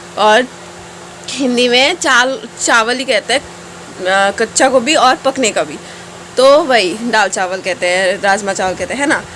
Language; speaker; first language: Hindi; non-native, local second language; Bangla